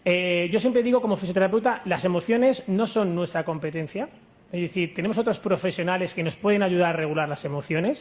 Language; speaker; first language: Spanish; native; Spanish